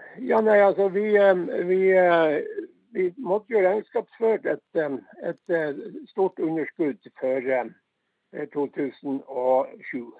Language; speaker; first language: Norwegian; native; Norwegian